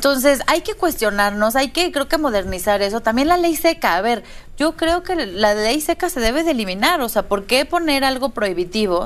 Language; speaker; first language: Spanish; native; Spanish